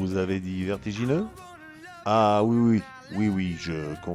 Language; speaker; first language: French; native; French